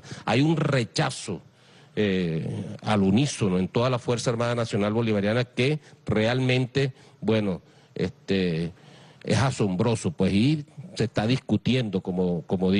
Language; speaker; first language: Spanish; native; Spanish